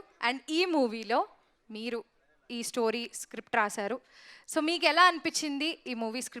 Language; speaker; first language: Telugu; native; Telugu